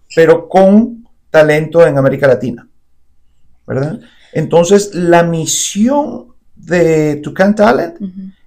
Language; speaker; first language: Spanish; native; Spanish